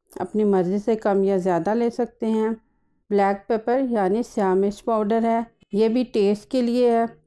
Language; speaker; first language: Urdu; native; Urdu